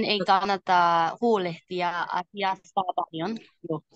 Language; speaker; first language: Finnish; non-native, learner; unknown